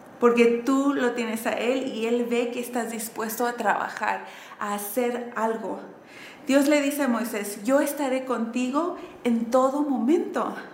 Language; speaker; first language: Spanish; early bilingual, heritage; Spanish